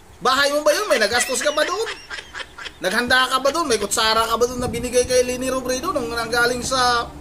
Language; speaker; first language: Filipino; native; Filipino